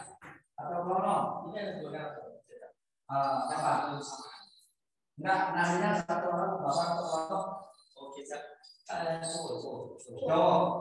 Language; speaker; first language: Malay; non-native, local second language; Javanese